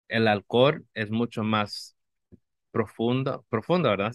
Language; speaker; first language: Spanish; early bilingual, heritage; Spanish